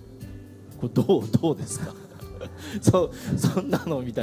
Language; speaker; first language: Japanese; native; Japanese